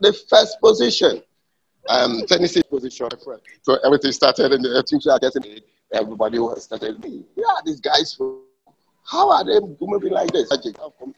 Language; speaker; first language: English; non-native, local second language; Krio